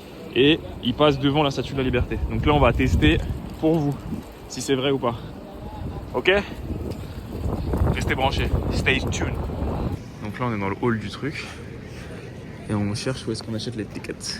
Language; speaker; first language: French; native; French